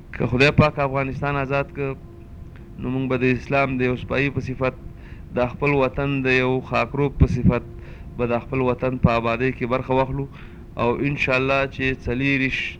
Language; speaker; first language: Pashto; non-native, local second language; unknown